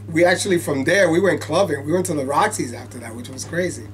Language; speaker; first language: English; native; English